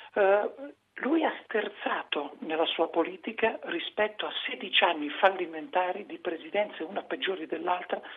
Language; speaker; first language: Italian; non-native, fluent; Arabic